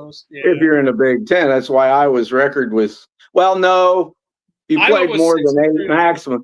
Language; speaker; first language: English; native; English